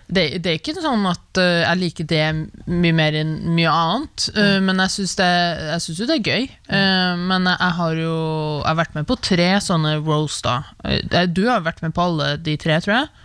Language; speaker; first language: Norwegian; native; Norwegian